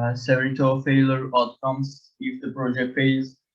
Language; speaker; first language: English; non-native, learner; Turkish